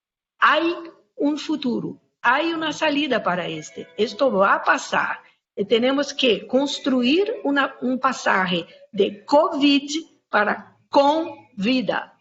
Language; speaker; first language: Spanish; non-native, fluent; Portuguese